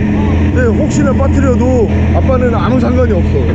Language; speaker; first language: Korean; native; Korean